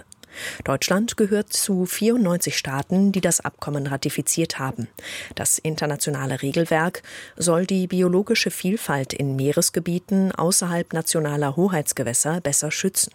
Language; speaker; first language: German; native; German